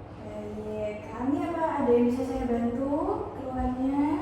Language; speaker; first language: Indonesian; native; Indonesian